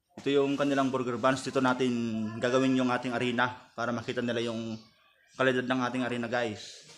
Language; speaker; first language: Filipino; native; Filipino